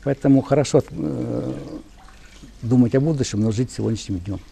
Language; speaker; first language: Russian; non-native, local second language; Ukrainian